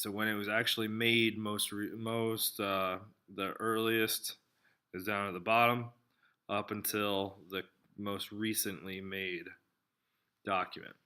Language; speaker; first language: English; native; English